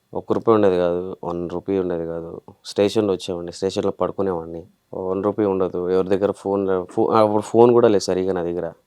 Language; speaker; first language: Telugu; native; Telugu